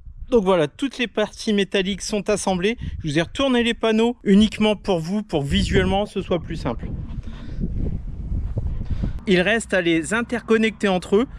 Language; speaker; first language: French; native; French